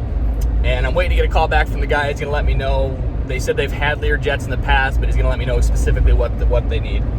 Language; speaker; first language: English; native; English